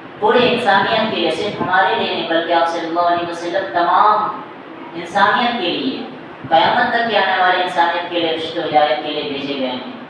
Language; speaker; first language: Urdu; native; Urdu